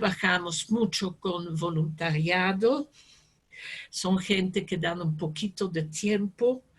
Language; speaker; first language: Spanish; non-native, fluent; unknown